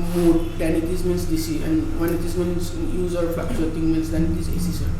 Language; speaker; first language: English; non-native, local second language; Assamese